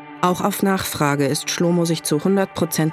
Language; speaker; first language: German; native; German